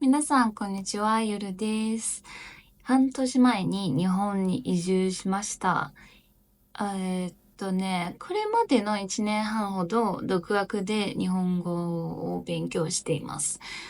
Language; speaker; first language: Japanese; non-native, learner; Chinese